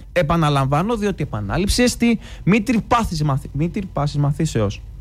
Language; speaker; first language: Greek; native; Greek